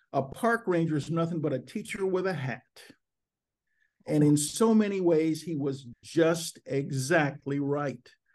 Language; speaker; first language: English; native; English